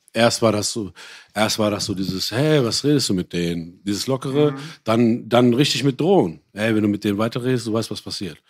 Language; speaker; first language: German; early bilingual, other home language; Persian